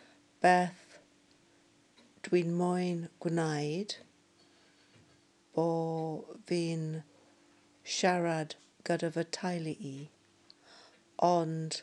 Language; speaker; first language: Welsh; non-native, learner; English